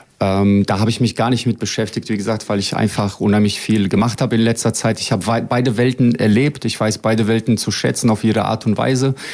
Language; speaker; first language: German; early bilingual, other home language; Bosnian